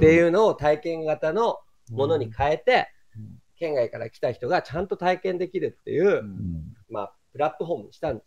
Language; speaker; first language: Japanese; native; Japanese